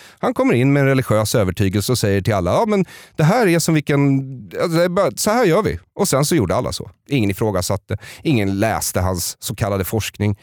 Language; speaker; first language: Swedish; native; Swedish